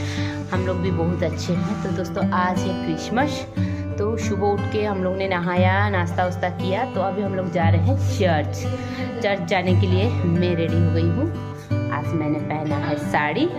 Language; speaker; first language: Hindi; native; Hindi